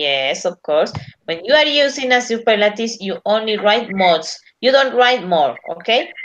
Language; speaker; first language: English; non-native, learner; Spanish